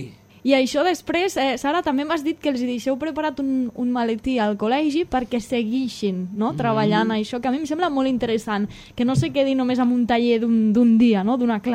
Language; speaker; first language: Catalan; native; Catalan